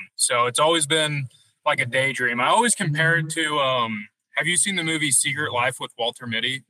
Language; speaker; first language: English; native; English